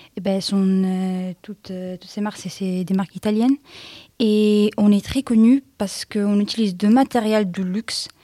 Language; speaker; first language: French; non-native, fluent; Arabic